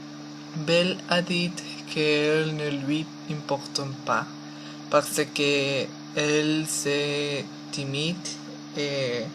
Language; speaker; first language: French; non-native, learner; Spanish